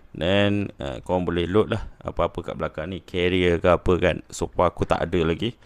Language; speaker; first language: Malay; native; Malay